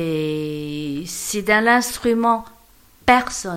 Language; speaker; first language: French; non-native, learner; Chinese